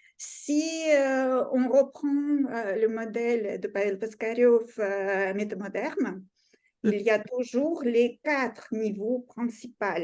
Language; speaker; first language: French; non-native, fluent; Russian